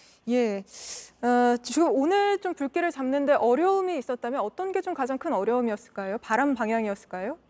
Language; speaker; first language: Korean; native; Korean